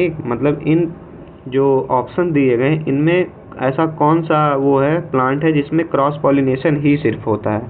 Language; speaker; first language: Hindi; native; Hindi